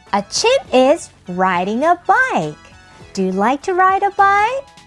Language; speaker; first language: English; non-native, fluent; Korean